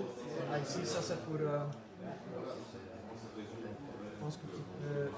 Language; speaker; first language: French; non-native, fluent; Dutch